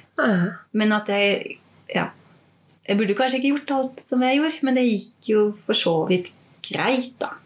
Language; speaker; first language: Norwegian; native; Norwegian